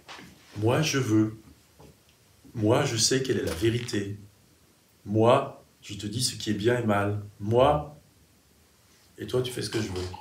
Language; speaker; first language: French; native; French